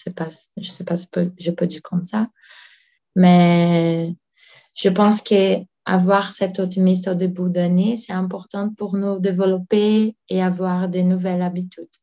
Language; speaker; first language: French; non-native, learner; Portuguese